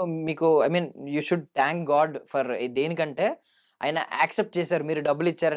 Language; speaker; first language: Telugu; native; Telugu